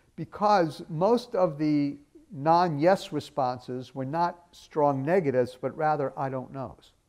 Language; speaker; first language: English; native; English